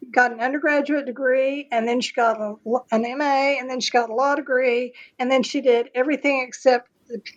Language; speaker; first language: English; native; English